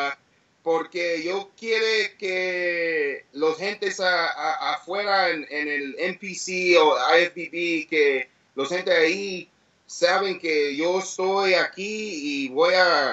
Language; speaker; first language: Spanish; early bilingual, heritage; English